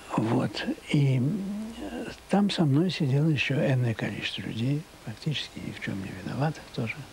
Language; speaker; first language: Russian; native; Russian